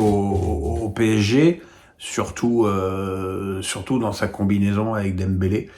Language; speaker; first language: French; native; French